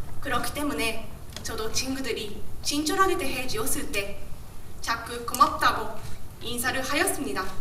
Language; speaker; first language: Korean; non-native, fluent; Japanese